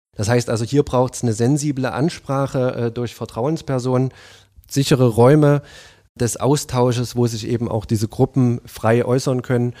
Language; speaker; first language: German; native; German